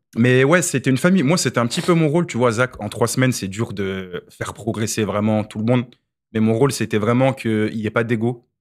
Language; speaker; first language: French; native; French